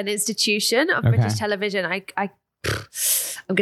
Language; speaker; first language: English; native; English